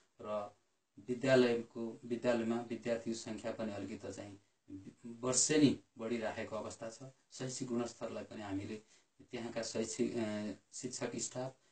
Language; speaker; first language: Nepali; native; Nepali